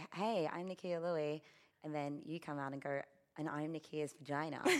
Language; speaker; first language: English; native; English